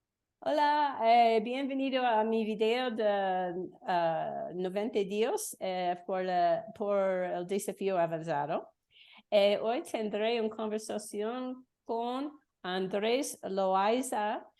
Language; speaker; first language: Spanish; non-native, learner; English